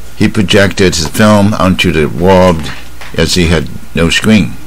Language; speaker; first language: English; non-native, fluent; Chinese